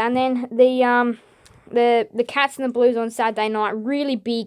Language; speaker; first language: English; native; English